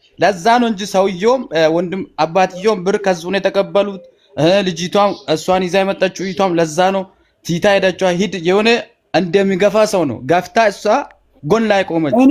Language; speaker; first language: Amharic; non-native, local second language; Hadiyya